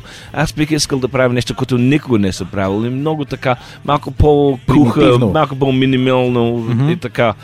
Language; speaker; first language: Bulgarian; non-native, learner; English